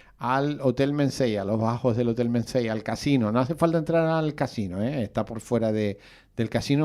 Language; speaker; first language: Spanish; native; Spanish